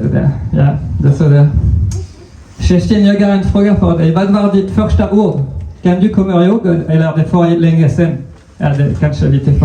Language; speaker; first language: Swedish; non-native, fluent; French